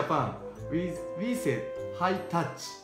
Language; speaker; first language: English; non-native, learner; Japanese